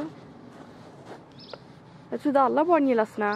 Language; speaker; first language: Swedish; early bilingual, other home language; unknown